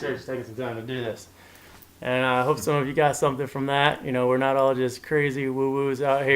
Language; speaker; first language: English; native; English